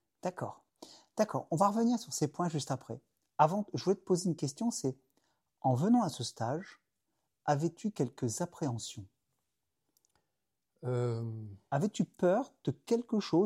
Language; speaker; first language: French; native; French